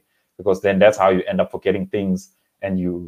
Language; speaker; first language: English; non-native, local second language; Zulu